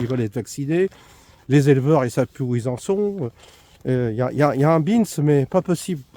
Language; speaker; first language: French; native; French